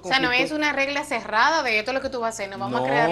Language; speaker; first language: Spanish; native; Spanish